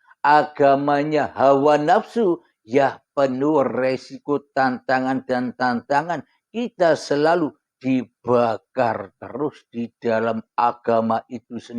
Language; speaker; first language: Indonesian; non-native, local second language; Javanese